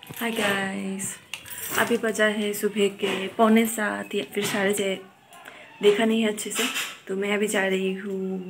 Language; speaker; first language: Hindi; non-native, local second language; Bangla